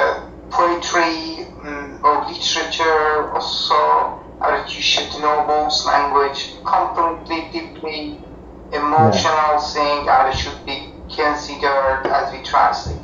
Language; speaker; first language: English; non-native, fluent; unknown